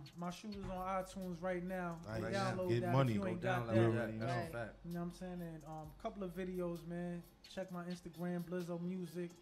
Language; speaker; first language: English; native; English